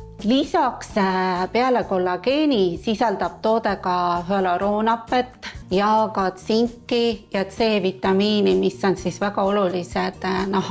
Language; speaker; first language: Estonian; native; Estonian